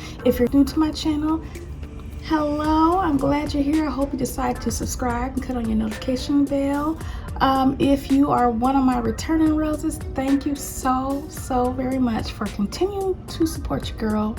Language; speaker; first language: English; native; English